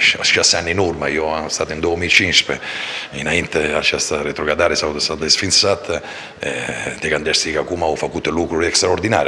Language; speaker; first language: Romanian; non-native, fluent; Italian